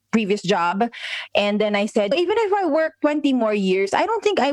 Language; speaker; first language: English; non-native, local second language; Filipino